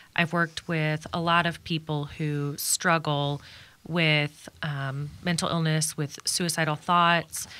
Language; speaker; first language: English; native; English